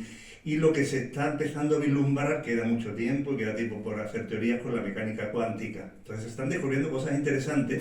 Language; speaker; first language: Spanish; native; Spanish